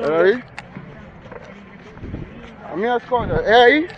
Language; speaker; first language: Portuguese; non-native, learner; English